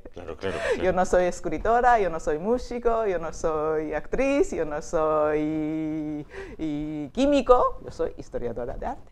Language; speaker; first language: Spanish; non-native, fluent; Japanese